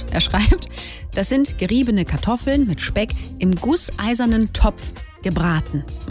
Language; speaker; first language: German; native; German